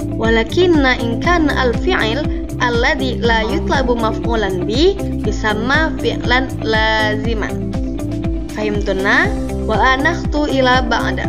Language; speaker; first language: Arabic; non-native, learner; Indonesian